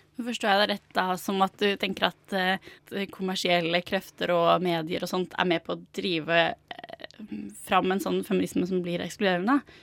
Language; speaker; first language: Norwegian; native; Norwegian